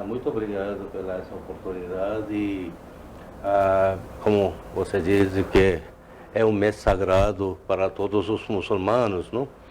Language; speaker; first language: Portuguese; non-native, fluent; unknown